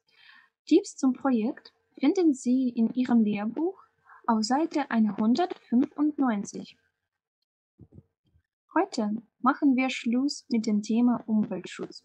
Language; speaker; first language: German; non-native, fluent; Russian